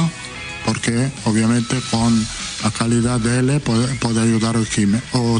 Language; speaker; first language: Portuguese; non-native, learner; Italian